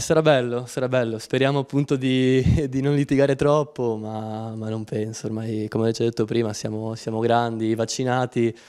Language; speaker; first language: Italian; non-native, fluent; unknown